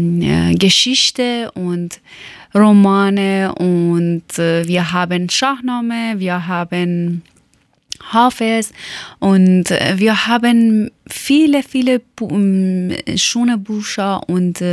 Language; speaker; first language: German; non-native, learner; Persian